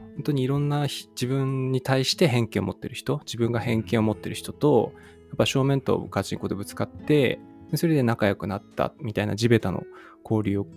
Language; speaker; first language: Japanese; native; Japanese